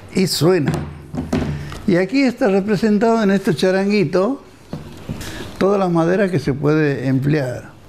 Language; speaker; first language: Spanish; native; Spanish